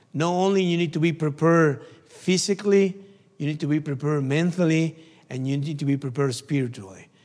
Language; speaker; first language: English; non-native, learner; Spanish